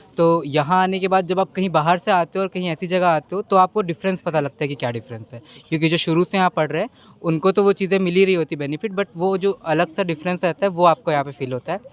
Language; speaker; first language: Hindi; native; Hindi